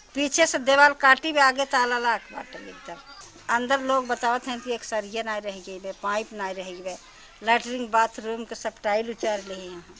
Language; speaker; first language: Hindi; native; Hindi